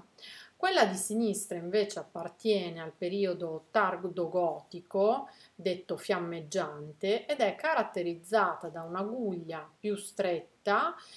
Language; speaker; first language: Italian; native; Italian